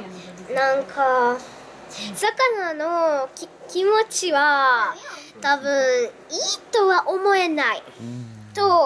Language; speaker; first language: Japanese; non-native, learner; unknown